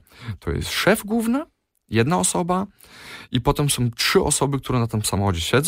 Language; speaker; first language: Polish; early bilingual, heritage; Polish